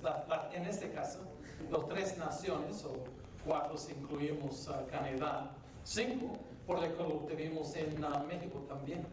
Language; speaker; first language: Spanish; non-native, fluent; English